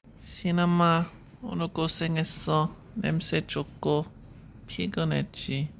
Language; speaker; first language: Korean; non-native, learner; English